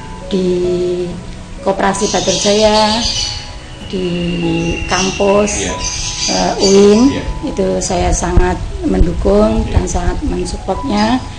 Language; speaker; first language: Indonesian; non-native, local second language; Javanese